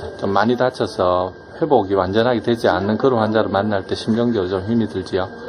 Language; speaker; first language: Korean; native; Korean